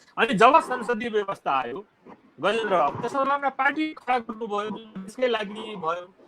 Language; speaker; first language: Nepali; non-native, local second language; Maithili